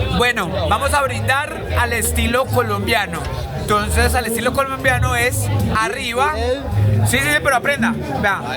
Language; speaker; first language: Spanish; native; Spanish